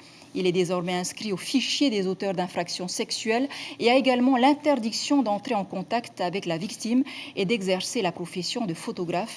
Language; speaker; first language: French; native; French